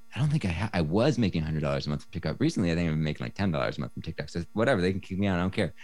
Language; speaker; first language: English; native; English